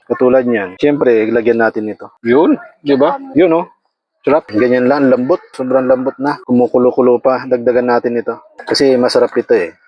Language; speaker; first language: Filipino; native; Filipino